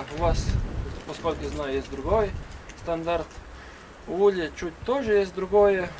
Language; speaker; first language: Russian; non-native, learner; Latvian